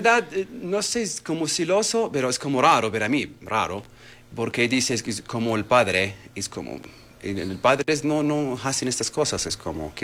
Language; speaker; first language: Spanish; non-native, learner; Arabic